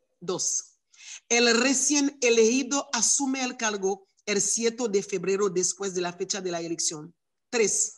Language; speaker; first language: Spanish; non-native, learner; Haitian Creole